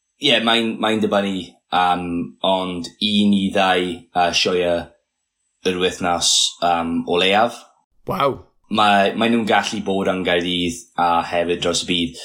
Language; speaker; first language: Welsh; non-native, local second language; English